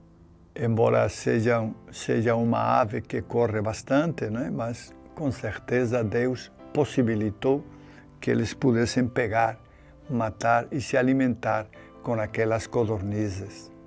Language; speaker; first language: Portuguese; non-native, fluent; Spanish